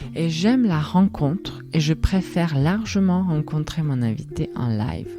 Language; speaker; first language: French; non-native, fluent; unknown